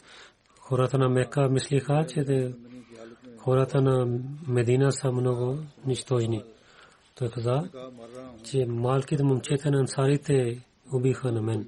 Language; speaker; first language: Bulgarian; non-native, learner; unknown